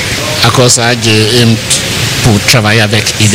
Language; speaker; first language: French; non-native, learner; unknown